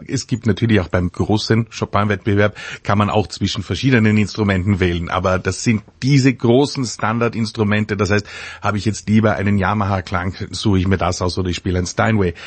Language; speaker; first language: German; native; German